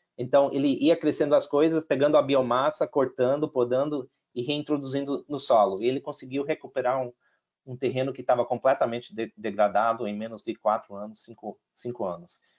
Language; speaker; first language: Portuguese; non-native, fluent; English